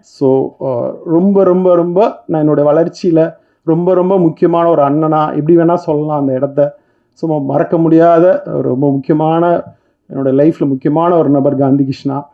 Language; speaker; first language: Tamil; native; Tamil